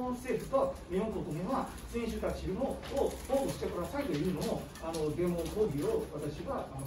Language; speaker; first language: Japanese; non-native, fluent; Burmese